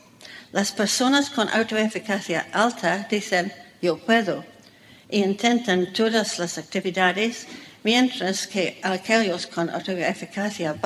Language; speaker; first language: Spanish; non-native, fluent; English